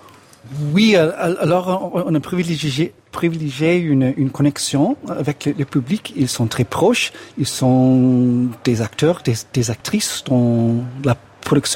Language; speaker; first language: French; non-native, fluent; English